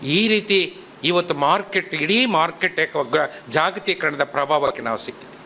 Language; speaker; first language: Kannada; non-native, local second language; Telugu